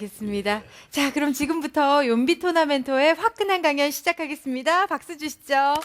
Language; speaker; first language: Korean; native; Korean